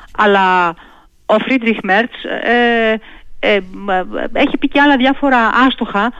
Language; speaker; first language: Greek; native; Greek